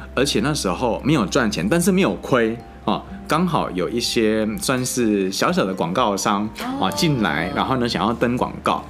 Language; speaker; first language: Chinese; non-native, fluent; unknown